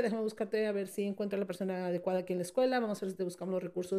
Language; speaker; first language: Spanish; early bilingual, heritage; Spanish